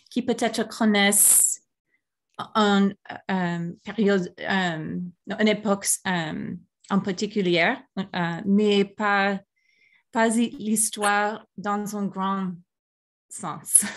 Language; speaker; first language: French; non-native, fluent; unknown